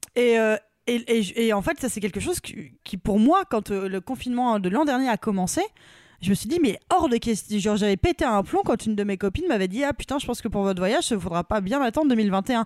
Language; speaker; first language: French; native; French